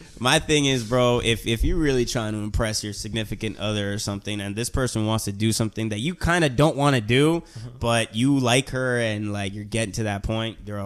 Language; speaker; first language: English; early bilingual, other home language; Spanish